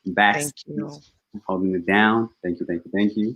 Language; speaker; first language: English; early bilingual, other home language; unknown